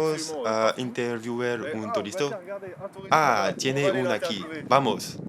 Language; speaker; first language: Spanish; non-native, learner; French